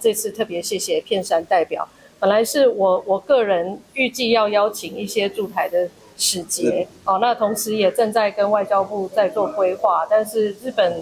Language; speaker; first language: Chinese; native; Chinese